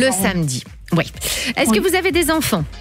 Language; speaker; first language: French; native; French